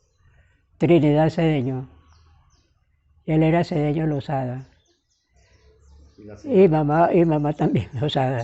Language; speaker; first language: Spanish; native; Spanish